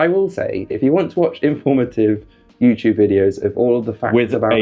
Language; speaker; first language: English; native; English